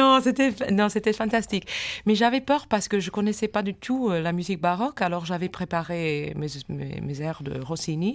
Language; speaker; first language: French; non-native, fluent; English